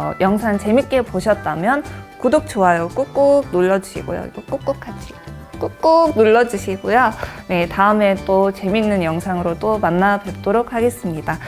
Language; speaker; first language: Korean; non-native, fluent; Mongolian